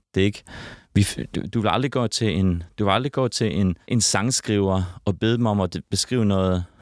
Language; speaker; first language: Danish; native; Danish